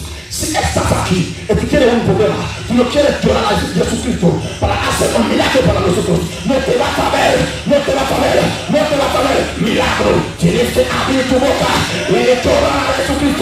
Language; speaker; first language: Spanish; non-native, learner; Haitian Creole